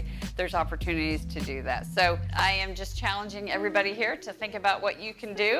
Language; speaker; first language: English; native; English